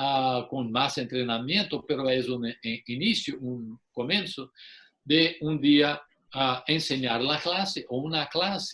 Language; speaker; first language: Spanish; non-native, fluent; English